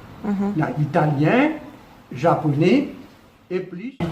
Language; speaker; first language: French; non-native, local second language; Morisyen